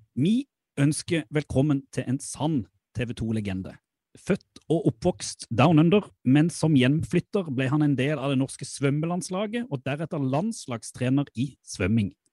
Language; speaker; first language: Norwegian; native; Norwegian